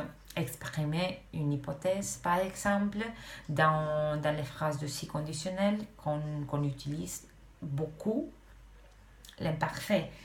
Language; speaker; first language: French; non-native, fluent; Romanian